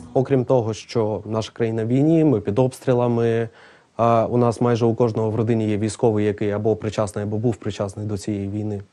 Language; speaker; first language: Ukrainian; non-native, local second language; Russian